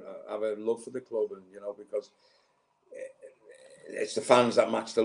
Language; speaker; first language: English; native; English